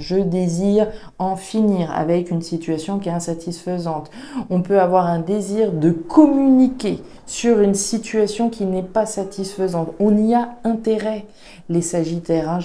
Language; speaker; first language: French; native; French